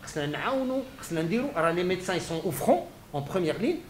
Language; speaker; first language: French; non-native, local second language; Arabic